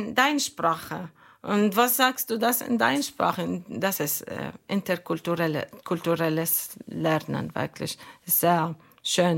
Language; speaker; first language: German; non-native, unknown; Arabic